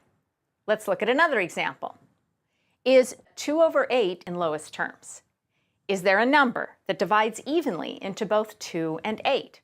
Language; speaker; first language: English; native; English